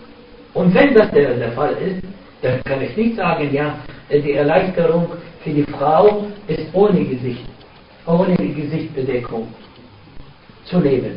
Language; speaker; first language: German; non-native, fluent; Arabic